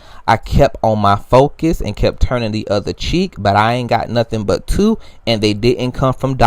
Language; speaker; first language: English; native; English